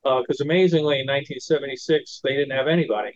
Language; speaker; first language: English; native; English